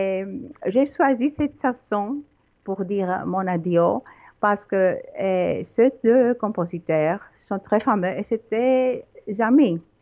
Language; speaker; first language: French; non-native, learner; Greek